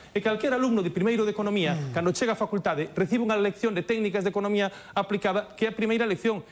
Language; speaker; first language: Galician; native; Galician